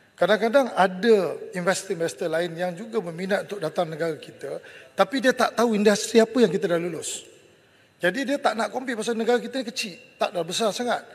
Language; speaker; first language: Malay; native; Malay